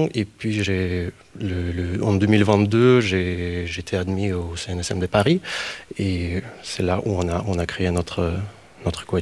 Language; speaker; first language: French; non-native, fluent; Ukrainian